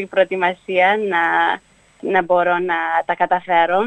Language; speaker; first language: Greek; early bilingual, heritage; Greek